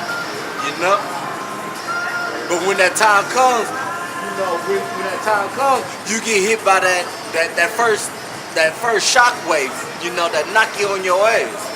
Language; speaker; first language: English; native; English